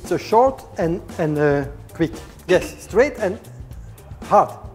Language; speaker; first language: English; non-native, learner; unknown